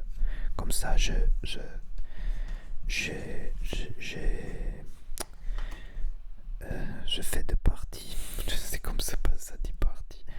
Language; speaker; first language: French; non-native, learner; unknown